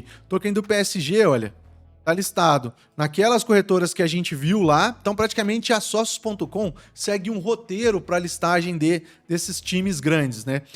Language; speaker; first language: Portuguese; native; Portuguese